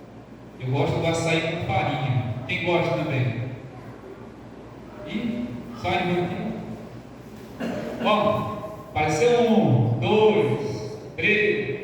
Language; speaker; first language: Portuguese; native; Portuguese